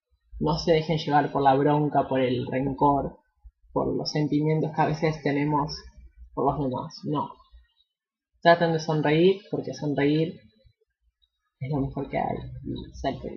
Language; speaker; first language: Spanish; native; Spanish